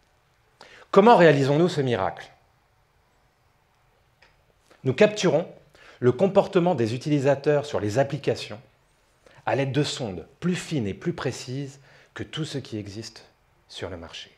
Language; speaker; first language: French; native; French